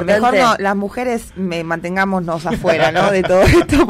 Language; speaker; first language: Spanish; native; Spanish